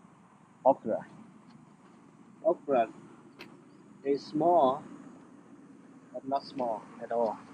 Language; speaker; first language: English; non-native, learner; Vietnamese